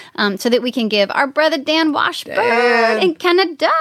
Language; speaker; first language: English; native; English